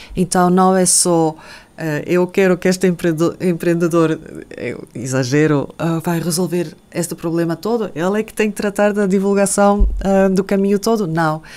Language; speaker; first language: Portuguese; non-native, fluent; Dutch